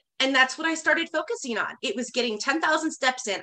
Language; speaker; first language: English; native; English